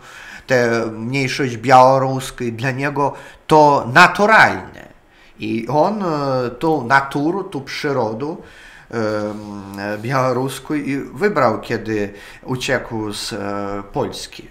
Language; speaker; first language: Polish; non-native, learner; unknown